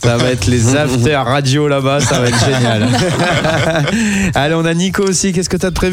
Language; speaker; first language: French; native; French